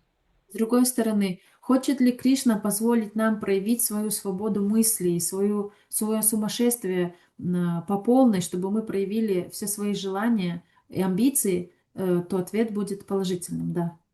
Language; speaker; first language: Russian; native; Russian